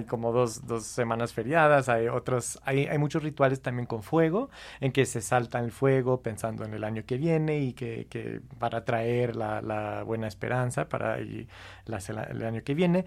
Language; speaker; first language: Spanish; non-native, fluent; English